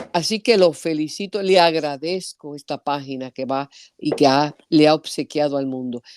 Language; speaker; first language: Spanish; early bilingual, heritage; Spanish